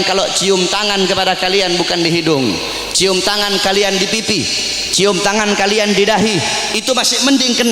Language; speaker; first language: Indonesian; native; Indonesian